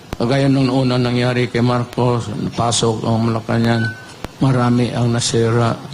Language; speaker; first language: Filipino; non-native, local second language; Cebuano